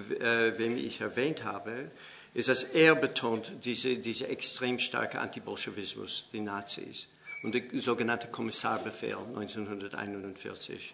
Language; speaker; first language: German; non-native, fluent; English